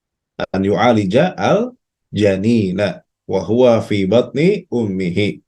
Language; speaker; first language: Arabic; non-native, fluent; Indonesian